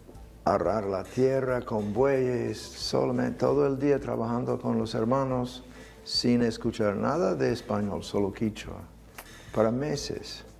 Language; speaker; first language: Spanish; non-native, fluent; English